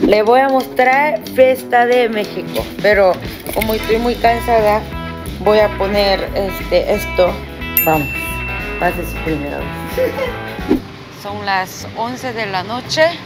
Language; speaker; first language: Spanish; non-native, fluent; Korean